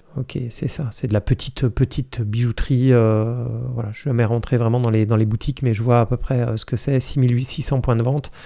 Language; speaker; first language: French; native; French